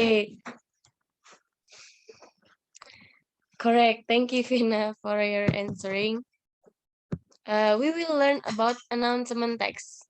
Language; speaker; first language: English; non-native, learner; Indonesian